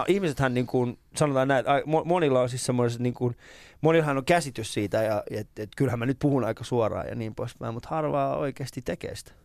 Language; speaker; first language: Finnish; early bilingual, other home language; Persian